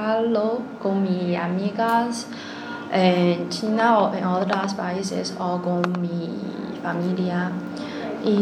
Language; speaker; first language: Spanish; non-native, learner; Chinese